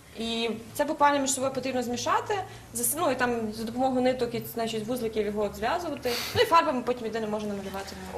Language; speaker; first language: Ukrainian; native; Ukrainian